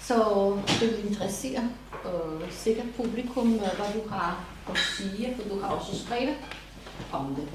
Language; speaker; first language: Danish; non-native, fluent; Serbian